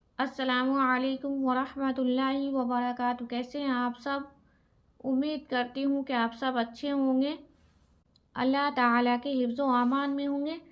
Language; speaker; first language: Hindi; native; Hindi